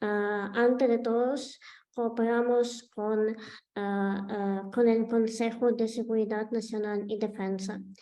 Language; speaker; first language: Spanish; non-native, fluent; Ukrainian